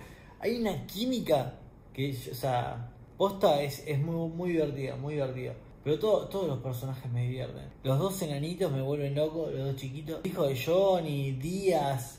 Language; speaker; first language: Spanish; native; Spanish